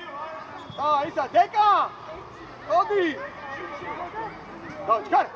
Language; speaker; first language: Georgian; native; Georgian